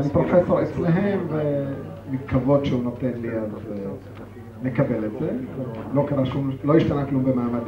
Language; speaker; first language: Hebrew; native; Hebrew